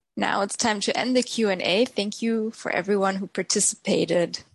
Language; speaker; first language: English; non-native, fluent; German